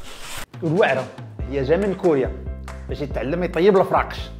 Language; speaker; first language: Arabic; native; Arabic